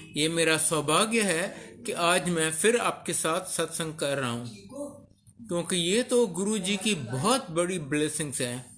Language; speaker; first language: Hindi; early bilingual, other home language; Sindhi